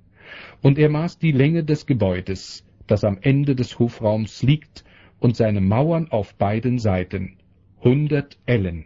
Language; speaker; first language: German; native; German